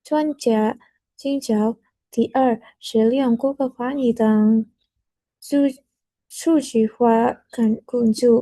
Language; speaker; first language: Chinese; non-native, learner; Indonesian